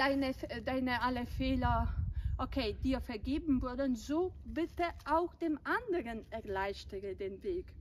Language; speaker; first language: German; non-native, fluent; Polish